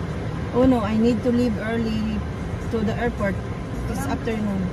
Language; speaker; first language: English; non-native, local second language; Filipino